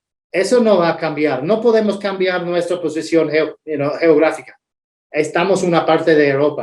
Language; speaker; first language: Spanish; non-native, fluent; English